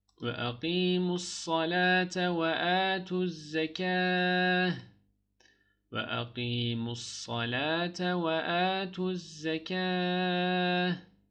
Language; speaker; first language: Arabic; non-native, fluent; Turkish